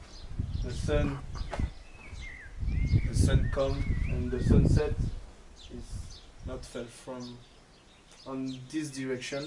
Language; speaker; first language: English; non-native, learner; French